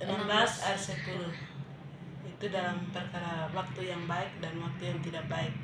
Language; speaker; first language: Indonesian; non-native, local second language; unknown